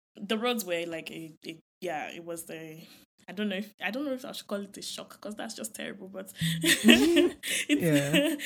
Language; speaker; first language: English; non-native, local second language; Yoruba